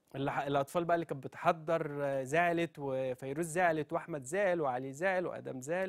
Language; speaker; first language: Arabic; native; Arabic